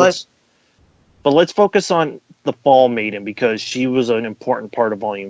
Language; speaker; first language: English; native; English